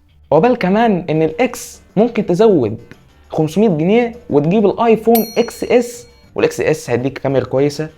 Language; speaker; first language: Arabic; native; Arabic